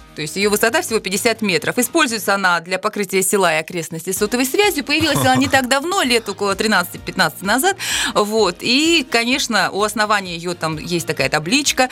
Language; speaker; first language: Russian; native; Russian